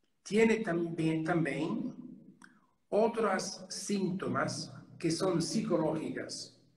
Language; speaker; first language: Spanish; non-native, fluent; Italian